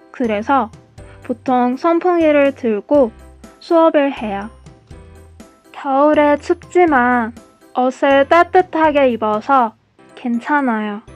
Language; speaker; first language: Korean; non-native, learner; Persian